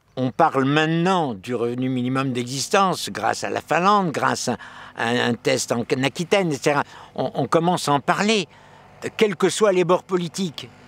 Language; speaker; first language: French; native; French